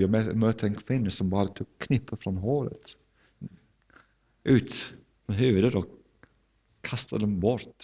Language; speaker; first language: Swedish; non-native, fluent; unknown